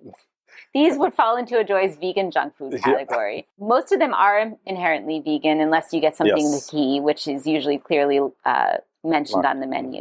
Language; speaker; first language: English; non-native, fluent; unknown